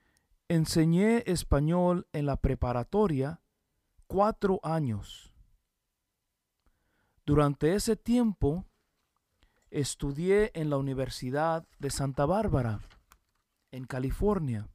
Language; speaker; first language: Spanish; early bilingual, heritage; Spanish